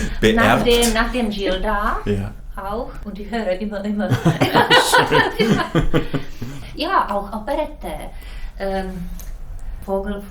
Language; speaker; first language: German; non-native, learner; Czech